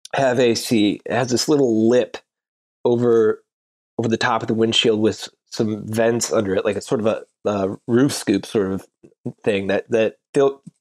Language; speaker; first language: English; native; English